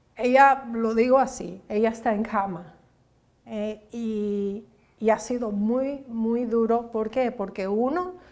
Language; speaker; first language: Spanish; early bilingual, heritage; Spanish